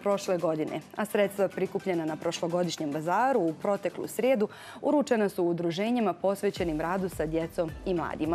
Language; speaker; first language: Croatian; native; Croatian